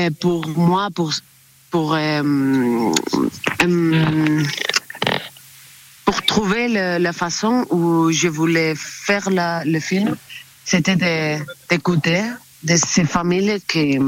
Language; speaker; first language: French; non-native, learner; Spanish